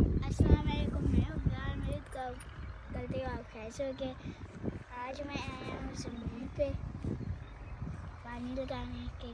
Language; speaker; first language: Hindi; non-native, local second language; Punjabi